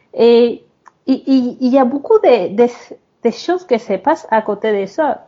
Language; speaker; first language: French; non-native, fluent; Spanish